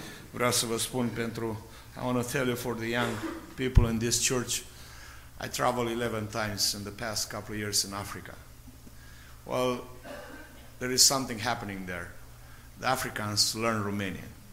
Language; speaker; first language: English; non-native, fluent; Romanian